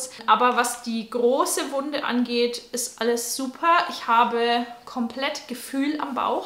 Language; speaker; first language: German; native; German